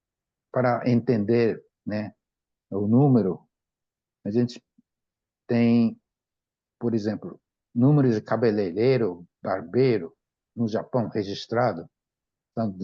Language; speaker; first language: Portuguese; non-native, fluent; Japanese